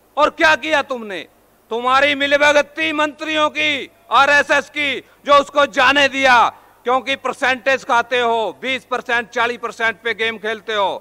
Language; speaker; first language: Hindi; native; Hindi